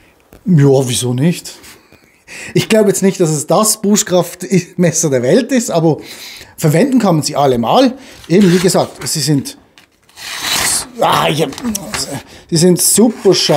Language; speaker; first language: German; native; German